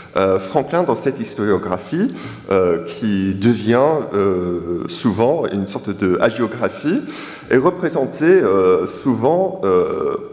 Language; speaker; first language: French; non-native, fluent; English